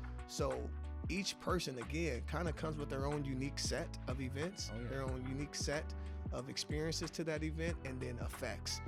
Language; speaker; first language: English; native; English